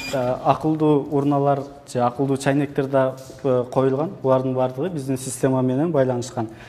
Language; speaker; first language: Kyrgyz; early bilingual, heritage; Kyrgyz